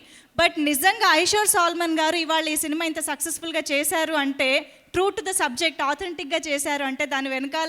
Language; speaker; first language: Telugu; native; Telugu